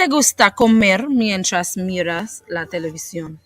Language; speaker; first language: Spanish; non-native, fluent; English